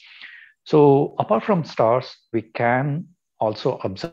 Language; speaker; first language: English; non-native, local second language; Kannada